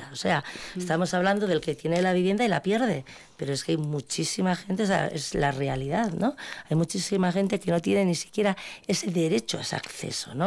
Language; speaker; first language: Spanish; native; Spanish